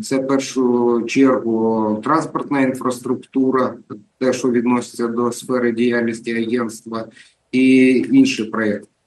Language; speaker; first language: Ukrainian; native; Ukrainian